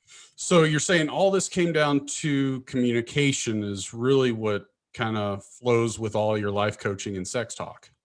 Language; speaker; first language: English; native; English